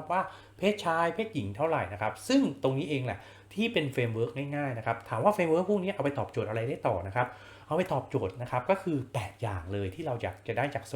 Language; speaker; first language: Thai; native; Thai